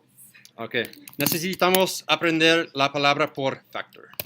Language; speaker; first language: Spanish; non-native, learner; English